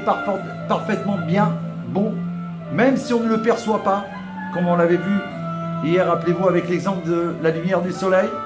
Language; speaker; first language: French; native; French